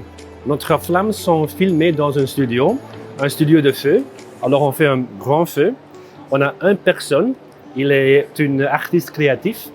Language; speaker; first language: French; non-native, fluent; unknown